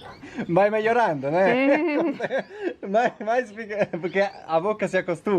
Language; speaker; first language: Portuguese; non-native, fluent; Italian